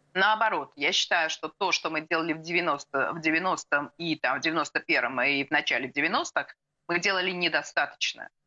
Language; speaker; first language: Russian; native; Russian